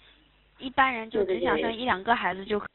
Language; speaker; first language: Chinese; native; Chinese